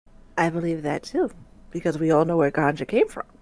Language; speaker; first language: English; native; English